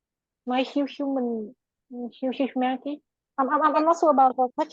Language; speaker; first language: English; non-native, learner; Vietnamese